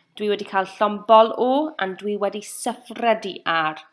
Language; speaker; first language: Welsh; non-native, local second language; English